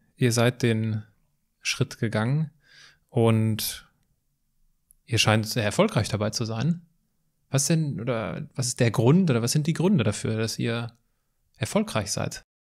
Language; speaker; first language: German; native; German